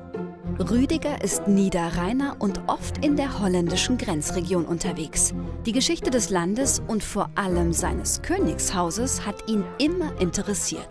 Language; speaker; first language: German; native; German